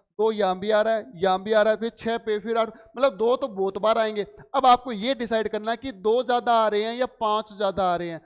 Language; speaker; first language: Hindi; native; Hindi